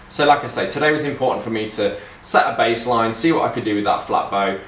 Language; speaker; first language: English; native; English